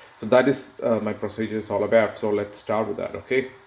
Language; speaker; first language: English; non-native, local second language; Malayalam